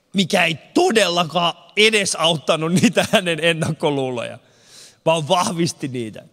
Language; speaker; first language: Finnish; early bilingual, other home language; Persian